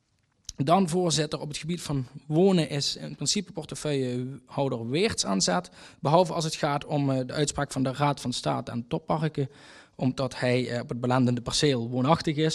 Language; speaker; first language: Dutch; native; Dutch